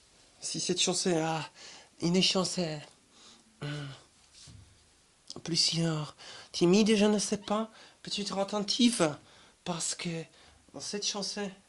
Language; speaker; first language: French; non-native, learner; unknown